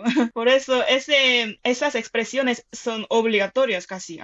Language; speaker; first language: Spanish; non-native, fluent; Korean